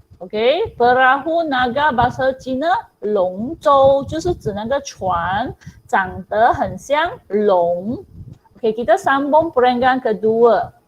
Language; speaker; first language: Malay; non-native, local second language; Chinese